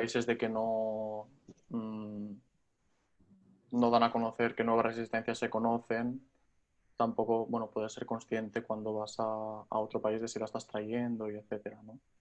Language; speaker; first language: Spanish; native; Spanish